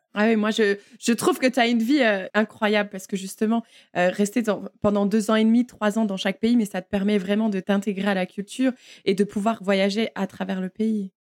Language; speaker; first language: French; native; French